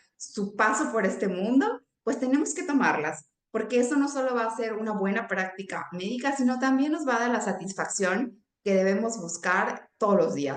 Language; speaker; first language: Spanish; native; Spanish